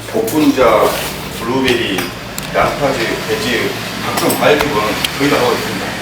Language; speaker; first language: Korean; native; Korean